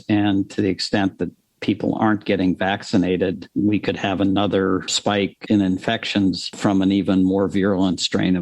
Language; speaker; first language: English; native; English